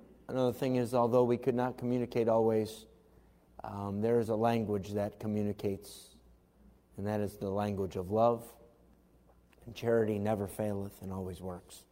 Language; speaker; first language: English; native; English